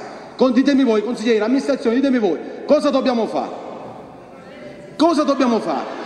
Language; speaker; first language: Italian; native; Italian